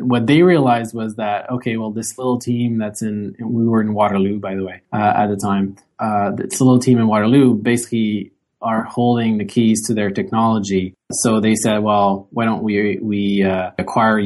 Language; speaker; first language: English; native; English